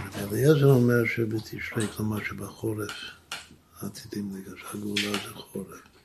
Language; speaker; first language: Hebrew; non-native, fluent; English